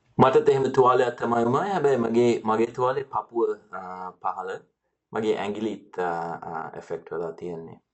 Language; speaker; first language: Sinhala; early bilingual, heritage; Sinhala